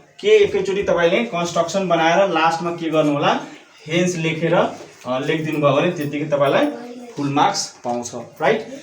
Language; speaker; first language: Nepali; non-native, local second language; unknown